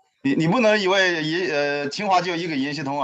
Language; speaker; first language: Chinese; native; Chinese